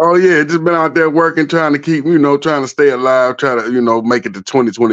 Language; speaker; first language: English; native; English